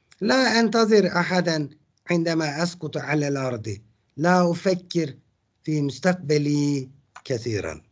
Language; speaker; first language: Arabic; non-native, fluent; Turkish